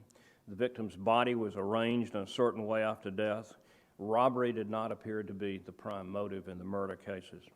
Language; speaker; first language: English; native; English